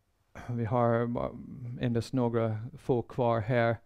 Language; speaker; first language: Swedish; non-native, fluent; English